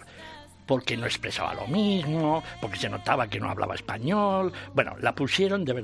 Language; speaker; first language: Spanish; native; Spanish